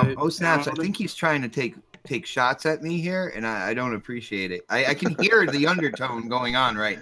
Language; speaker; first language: English; native; English